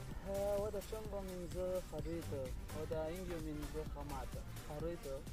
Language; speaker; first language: Chinese; non-native, learner; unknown